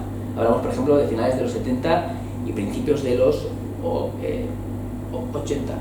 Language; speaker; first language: Spanish; native; Spanish